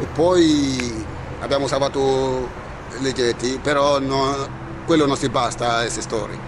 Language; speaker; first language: Italian; non-native, learner; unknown